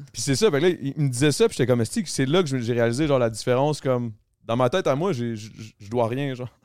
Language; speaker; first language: French; native; French